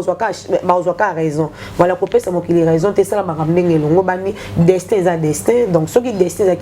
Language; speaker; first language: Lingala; native; Lingala